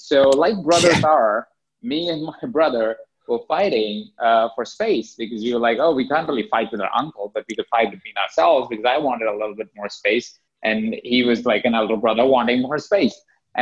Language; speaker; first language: English; non-native, local second language; Hindi